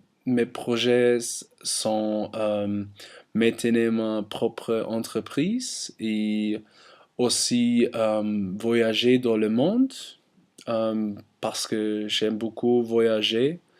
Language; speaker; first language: French; non-native, learner; German